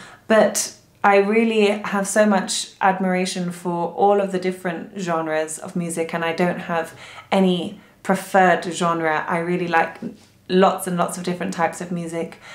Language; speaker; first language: English; native; English